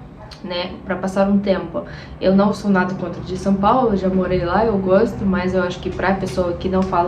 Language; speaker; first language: Portuguese; non-native, fluent; Russian